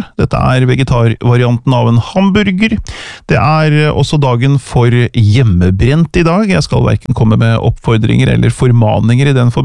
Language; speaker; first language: Norwegian; native; Norwegian